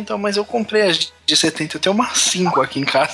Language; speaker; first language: Portuguese; native; Portuguese